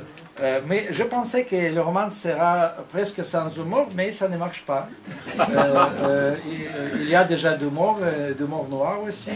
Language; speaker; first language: French; non-native, fluent; Russian